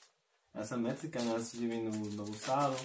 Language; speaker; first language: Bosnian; non-native, learner; Spanish